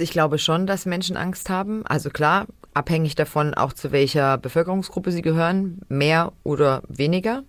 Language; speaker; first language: German; native; German